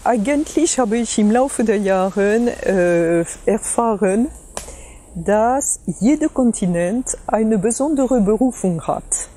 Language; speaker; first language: German; non-native, fluent; French